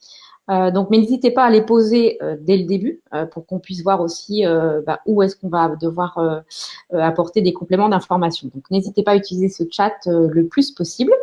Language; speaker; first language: French; native; French